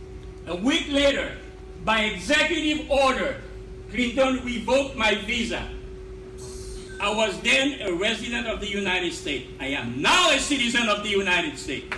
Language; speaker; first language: English; non-native, fluent; Haitian Creole